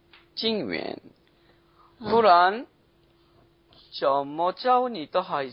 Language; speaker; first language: Chinese; non-native, learner; Korean